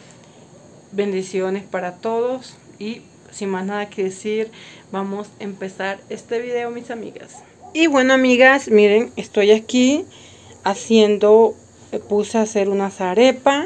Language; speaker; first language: Spanish; native; Spanish